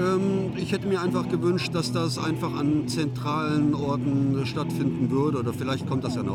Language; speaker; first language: German; native; German